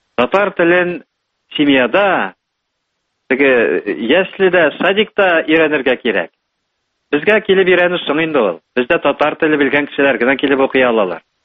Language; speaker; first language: Tatar; native; Tatar